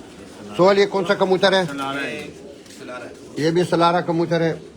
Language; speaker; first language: Hindi; non-native, learner; Arabic